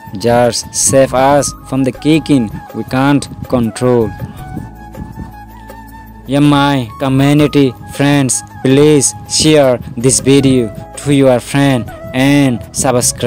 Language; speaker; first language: English; non-native, local second language; Rohingya